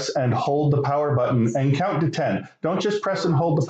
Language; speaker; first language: English; native; English